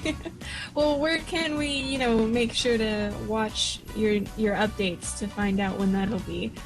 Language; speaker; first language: English; native; English